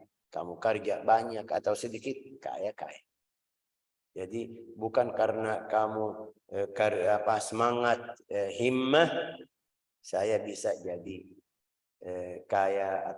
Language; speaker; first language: Indonesian; non-native, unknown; Arabic